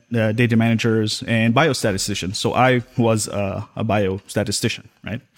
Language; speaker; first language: English; non-native, local second language; Filipino